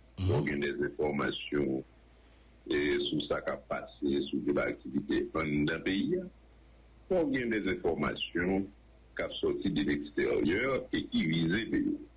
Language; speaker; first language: French; non-native, local second language; Haitian Creole